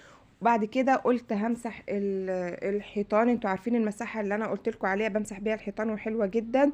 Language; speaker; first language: Arabic; native; Arabic